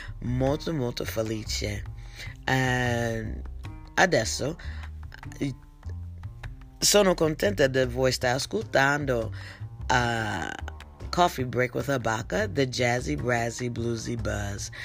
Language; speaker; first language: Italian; non-native, learner; English